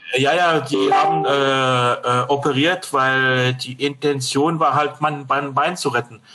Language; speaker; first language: German; non-native, fluent; French